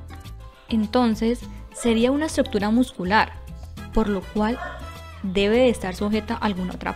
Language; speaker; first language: Spanish; native; Spanish